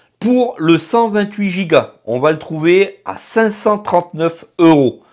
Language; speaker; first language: French; native; French